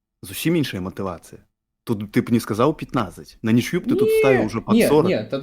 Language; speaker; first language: Belarusian; non-native, local second language; Russian